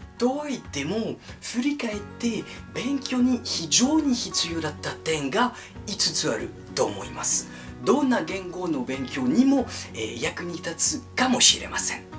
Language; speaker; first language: Japanese; non-native, fluent; French